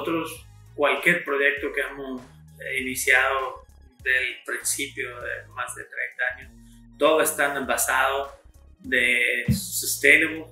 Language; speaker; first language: Spanish; non-native, fluent; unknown